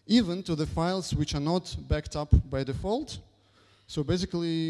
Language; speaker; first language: English; non-native, fluent; Russian